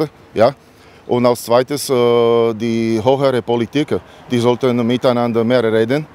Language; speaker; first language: German; non-native, learner; Slovak